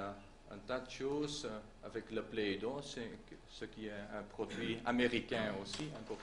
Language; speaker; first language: French; non-native, local second language; Dutch